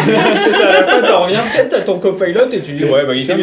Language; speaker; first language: French; native; French